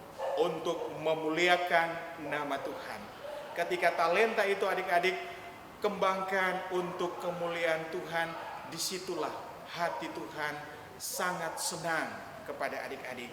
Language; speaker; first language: Indonesian; native; Indonesian